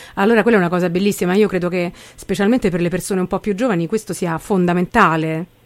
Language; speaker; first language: Italian; native; Italian